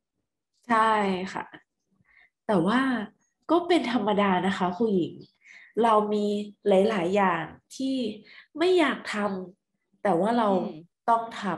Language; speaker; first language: Thai; native; Thai